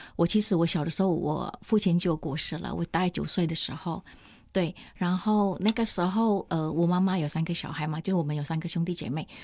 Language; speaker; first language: Chinese; early bilingual, heritage; Chinese